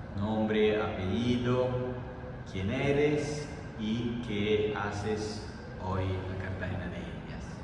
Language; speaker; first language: Spanish; non-native, fluent; Italian